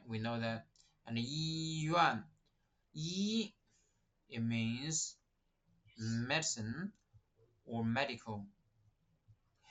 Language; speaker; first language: English; non-native, fluent; Chinese